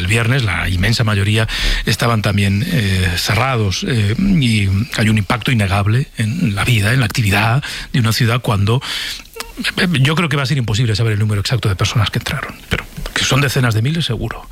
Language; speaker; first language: Spanish; native; Spanish